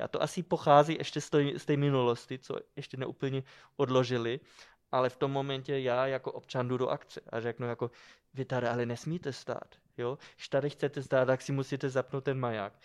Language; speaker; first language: Czech; non-native, fluent; German